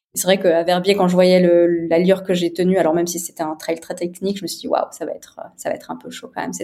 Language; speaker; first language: French; native; French